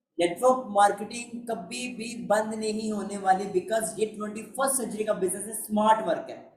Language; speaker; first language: Urdu; non-native, local second language; Punjabi